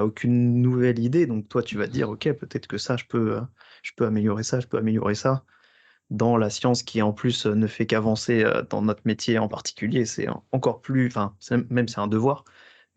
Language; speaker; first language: French; native; French